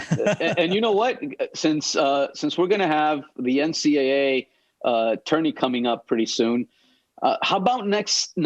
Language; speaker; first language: English; native; English